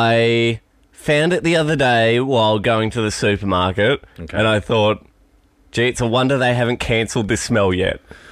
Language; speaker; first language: English; native; English